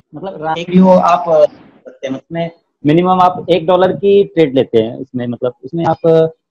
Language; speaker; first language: Hindi; non-native, local second language; Marathi